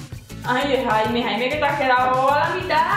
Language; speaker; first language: Spanish; native; Spanish